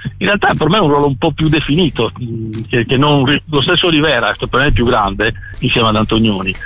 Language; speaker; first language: Italian; native; Italian